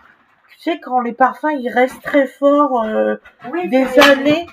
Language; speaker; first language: French; native; French